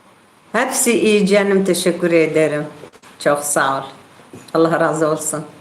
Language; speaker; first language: Turkish; non-native, local second language; Kurdish